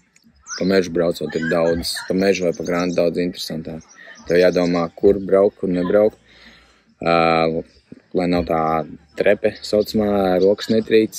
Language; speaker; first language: Latvian; native; Latvian